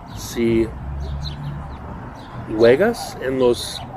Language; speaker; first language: Spanish; non-native, learner; English